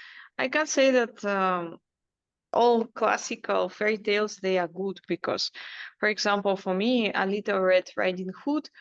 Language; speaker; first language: English; non-native, fluent; Russian